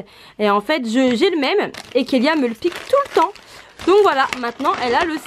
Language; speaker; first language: French; native; French